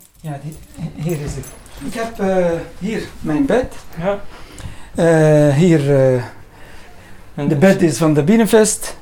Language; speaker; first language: Dutch; non-native, learner; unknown